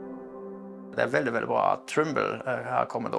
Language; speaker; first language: Norwegian; non-native, fluent; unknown